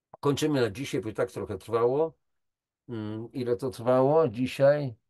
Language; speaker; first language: Polish; native; Polish